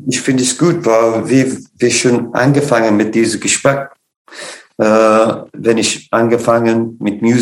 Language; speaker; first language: German; non-native, fluent; English